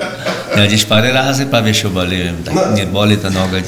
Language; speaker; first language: Polish; early bilingual, heritage; Polish